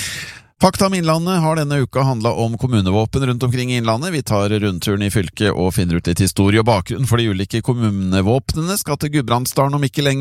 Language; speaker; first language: Norwegian; native; Norwegian